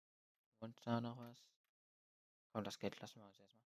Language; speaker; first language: German; native; German